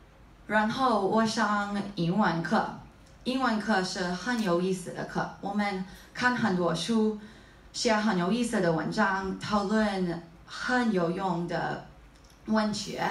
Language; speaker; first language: Chinese; non-native, learner; English